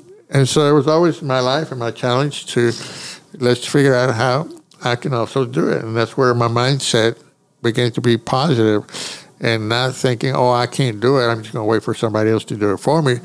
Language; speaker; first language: English; early bilingual, other home language; Spanish